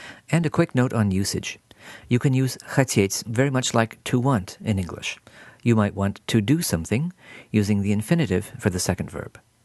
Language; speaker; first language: English; native; English